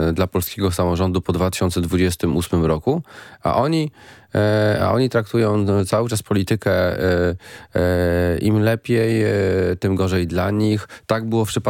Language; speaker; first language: Polish; native; Polish